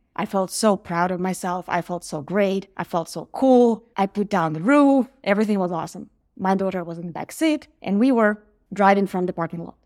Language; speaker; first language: English; non-native, fluent; Ukrainian